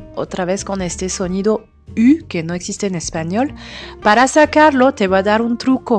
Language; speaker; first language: Spanish; non-native, fluent; French